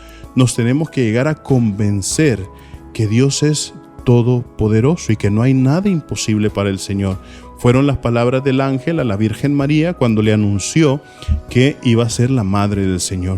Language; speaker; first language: Spanish; native; Spanish